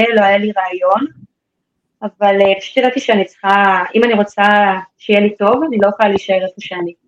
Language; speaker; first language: Hebrew; native; Hebrew